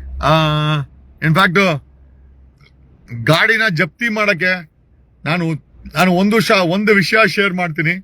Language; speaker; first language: Kannada; native; Kannada